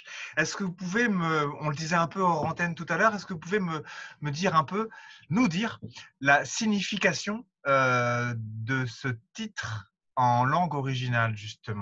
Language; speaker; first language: French; native; French